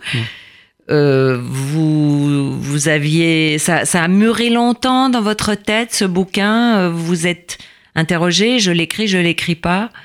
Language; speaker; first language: French; native; French